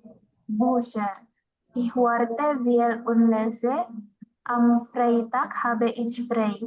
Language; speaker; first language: German; non-native, learner; Indonesian